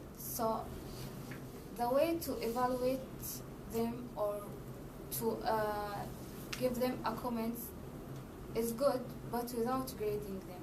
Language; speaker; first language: English; non-native, learner; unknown